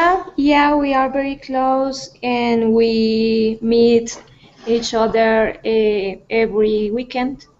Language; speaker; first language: English; non-native, learner; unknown